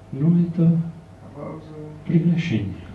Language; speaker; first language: Russian; non-native, learner; Czech